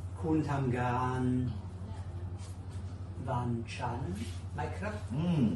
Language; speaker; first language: Thai; non-native, learner; German